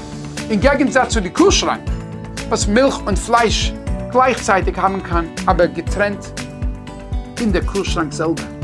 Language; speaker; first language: German; non-native, fluent; English